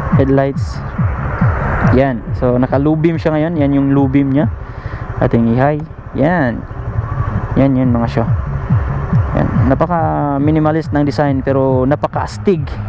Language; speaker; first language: Filipino; non-native, local second language; Cebuano